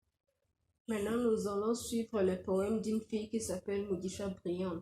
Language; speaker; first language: French; non-native, local second language; Kinyarwanda